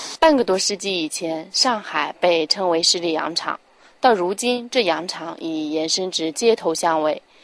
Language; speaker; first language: Chinese; native; Chinese